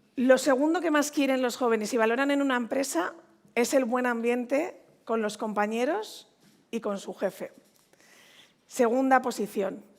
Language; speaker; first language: Spanish; native; Spanish